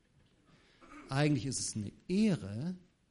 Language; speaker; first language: German; native; German